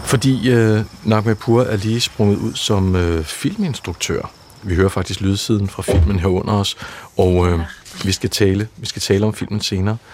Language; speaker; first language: Danish; native; Danish